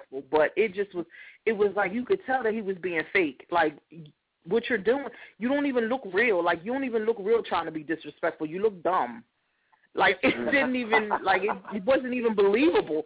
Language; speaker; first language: English; native; English